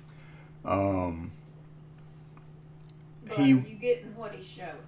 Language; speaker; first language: English; native; English